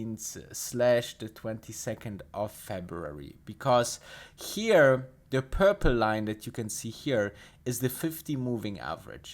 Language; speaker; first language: English; non-native, fluent; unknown